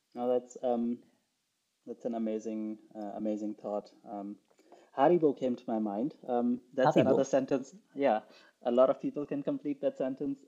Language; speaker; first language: English; non-native, local second language; Urdu